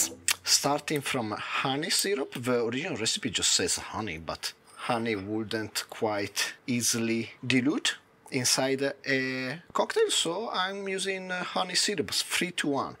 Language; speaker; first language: English; non-native, fluent; Italian